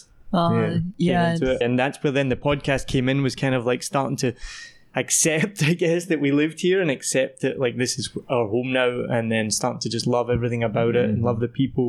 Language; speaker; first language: English; native; English